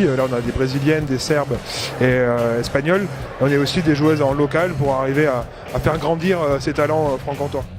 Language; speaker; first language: French; native; French